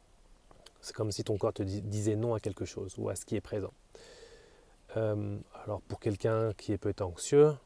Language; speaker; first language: French; native; French